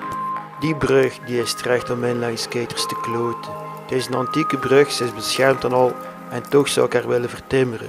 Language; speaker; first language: Dutch; native; Dutch